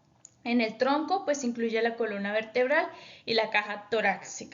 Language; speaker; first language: Spanish; native; Spanish